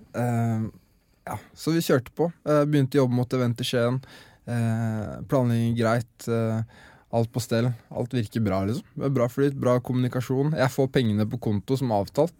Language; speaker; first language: Norwegian; native; Norwegian